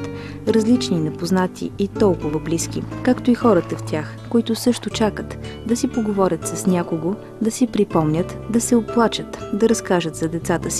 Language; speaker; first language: Bulgarian; native; Bulgarian